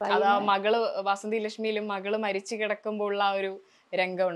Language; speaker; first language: Malayalam; native; Malayalam